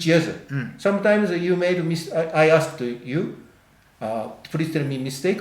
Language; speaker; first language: English; non-native, learner; Japanese